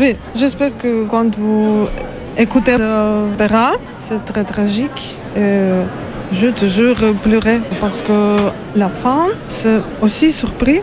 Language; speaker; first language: French; non-native, learner; Ukrainian